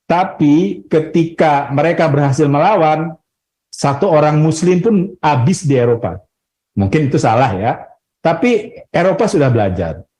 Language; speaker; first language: Indonesian; native; Indonesian